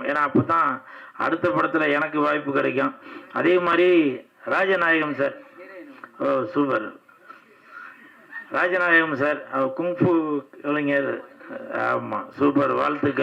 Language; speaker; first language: Tamil; native; Tamil